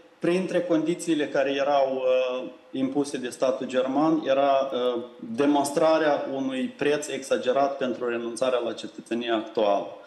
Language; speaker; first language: Romanian; native; Romanian